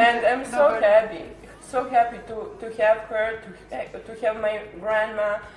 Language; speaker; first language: English; non-native, learner; Serbian